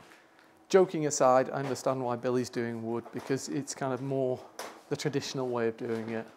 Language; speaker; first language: English; native; English